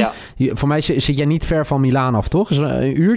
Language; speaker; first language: Dutch; native; Dutch